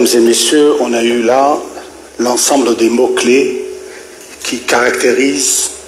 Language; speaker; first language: French; non-native, local second language; Arabic